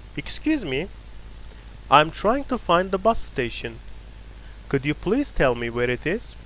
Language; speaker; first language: English; non-native, fluent; Turkish